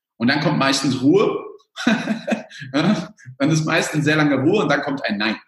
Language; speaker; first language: German; early bilingual, other home language; Spanish